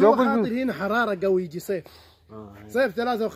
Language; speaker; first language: Arabic; non-native, learner; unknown